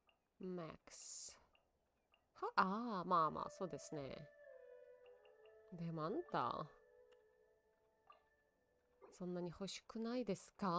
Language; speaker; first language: Japanese; non-native, learner; Russian